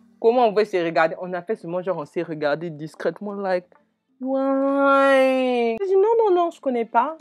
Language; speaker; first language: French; native; French